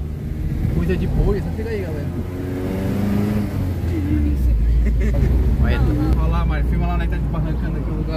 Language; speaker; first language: Portuguese; native; Portuguese